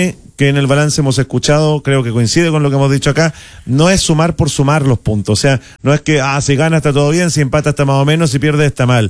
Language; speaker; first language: Spanish; native; Spanish